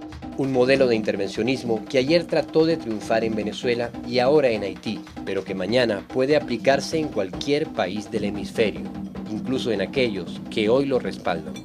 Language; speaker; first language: Spanish; native; Spanish